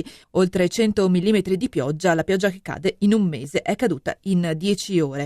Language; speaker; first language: Italian; native; Italian